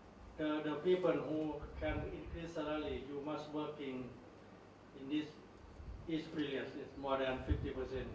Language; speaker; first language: English; non-native, learner; Thai